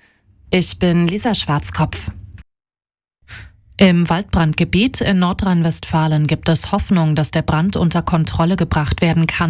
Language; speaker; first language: German; native; German